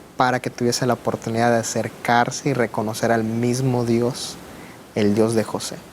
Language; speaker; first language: Spanish; native; Spanish